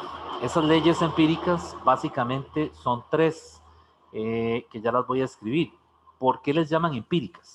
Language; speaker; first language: Spanish; native; Spanish